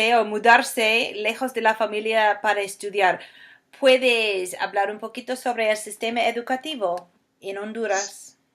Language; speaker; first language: Spanish; non-native, fluent; English